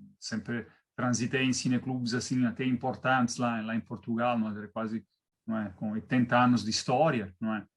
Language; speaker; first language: Portuguese; non-native, fluent; Italian